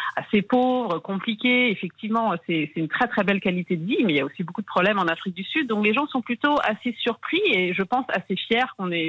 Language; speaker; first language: French; native; French